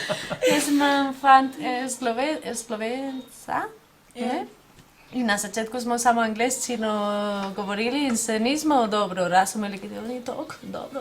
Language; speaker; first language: Slovenian; non-native, fluent; Spanish